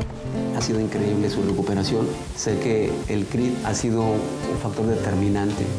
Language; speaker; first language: Spanish; native; Spanish